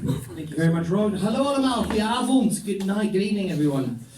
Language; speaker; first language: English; non-native, fluent; Dutch